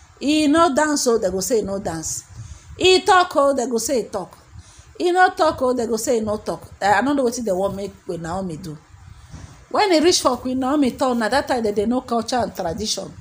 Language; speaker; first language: Nigerian Pidgin; native; Nigerian Pidgin